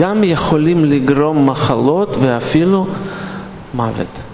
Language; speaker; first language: Hebrew; non-native, fluent; Russian